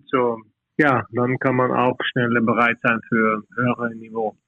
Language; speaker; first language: German; non-native, fluent; Norwegian